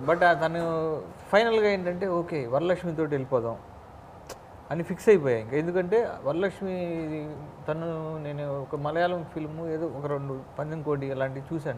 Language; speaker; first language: Telugu; native; Telugu